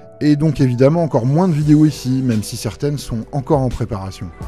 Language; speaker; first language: French; native; French